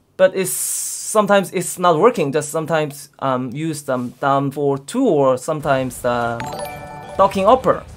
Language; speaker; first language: English; non-native, learner; Korean